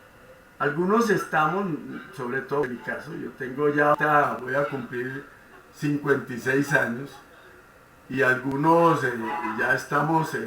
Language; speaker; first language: Spanish; native; Spanish